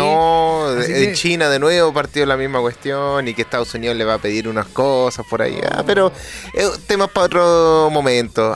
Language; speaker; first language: Spanish; native; Spanish